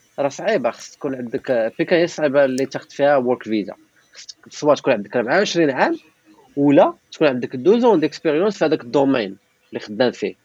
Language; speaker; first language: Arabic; non-native, local second language; Tachelhit